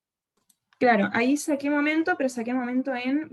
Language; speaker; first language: Spanish; native; Spanish